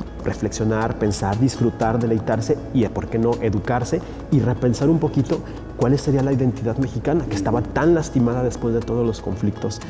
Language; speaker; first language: Spanish; native; Spanish